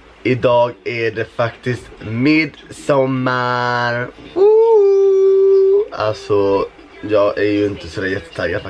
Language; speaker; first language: Swedish; native; Swedish